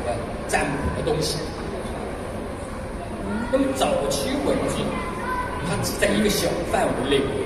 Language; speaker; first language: Chinese; native; Chinese